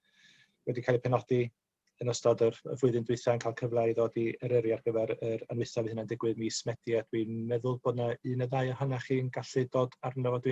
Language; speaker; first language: Welsh; native; Welsh